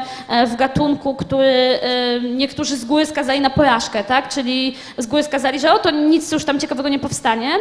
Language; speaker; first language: Polish; native; Polish